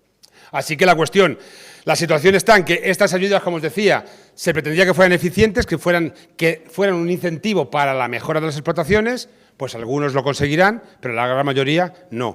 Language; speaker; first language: Spanish; native; Spanish